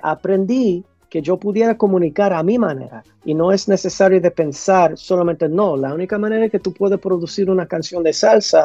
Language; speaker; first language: Spanish; early bilingual, heritage; English